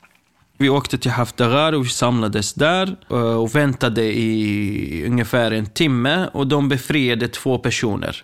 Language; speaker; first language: Swedish; non-native, fluent; Kurdish